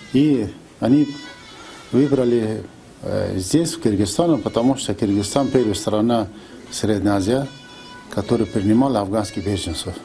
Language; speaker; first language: Russian; non-native, fluent; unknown